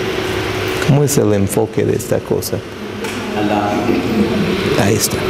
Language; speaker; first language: Spanish; non-native, fluent; English